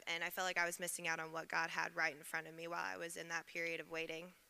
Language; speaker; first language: English; native; English